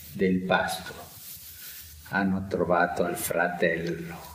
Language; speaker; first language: Italian; early bilingual, heritage; Spanish